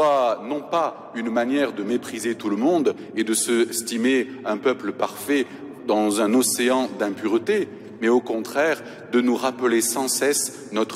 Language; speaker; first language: French; native; French